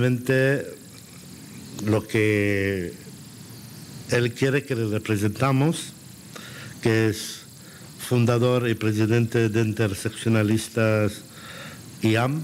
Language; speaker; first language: Spanish; non-native, fluent; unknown